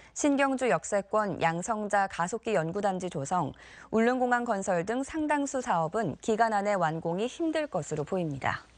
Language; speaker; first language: Korean; native; Korean